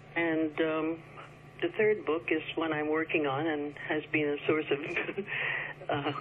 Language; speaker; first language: English; early bilingual, other home language; Chinese